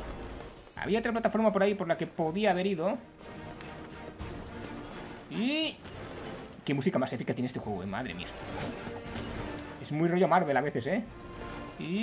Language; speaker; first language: Spanish; native; Spanish